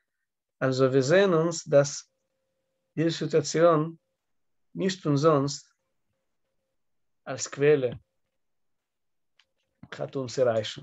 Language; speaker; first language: German; non-native, learner; Russian